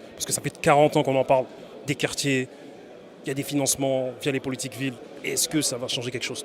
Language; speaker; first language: French; native; French